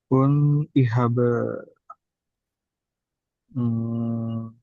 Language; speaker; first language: German; non-native, learner; Indonesian